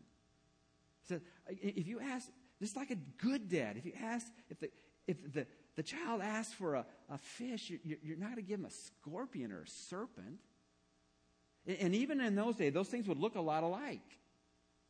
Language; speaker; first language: English; native; English